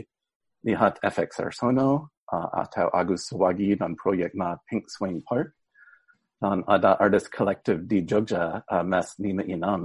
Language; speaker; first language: Indonesian; non-native, fluent; English